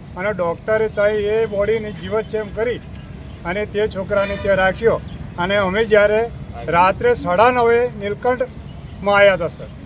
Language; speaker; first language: Gujarati; native; Gujarati